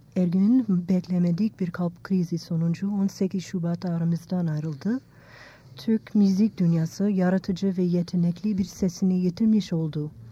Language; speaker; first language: Turkish; non-native, fluent; English